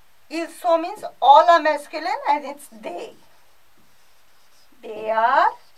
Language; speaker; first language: English; non-native, local second language; Konkani